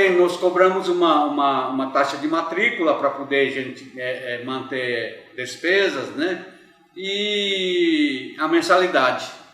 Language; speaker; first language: Portuguese; early bilingual, other home language; Japanese